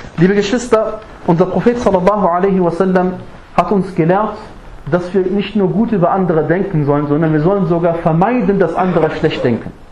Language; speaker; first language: German; non-native, fluent; Arabic